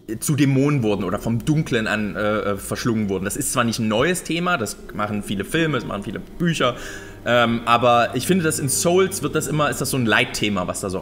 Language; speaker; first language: German; native; German